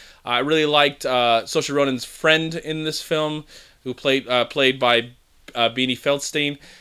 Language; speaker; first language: English; native; English